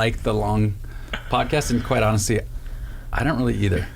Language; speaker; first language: English; native; English